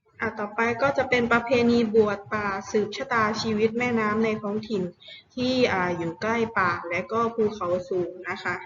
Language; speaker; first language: Thai; native; Thai